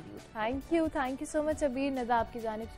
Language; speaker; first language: Urdu; native; Urdu